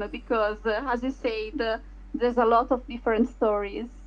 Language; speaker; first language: English; non-native, fluent; Italian